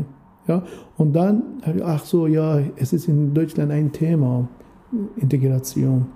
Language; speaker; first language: German; non-native, learner; Persian